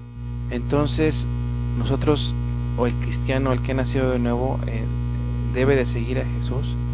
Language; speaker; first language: Spanish; native; Spanish